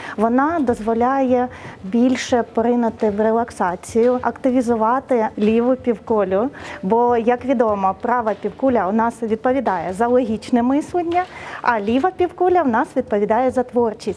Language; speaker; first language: Ukrainian; native; Ukrainian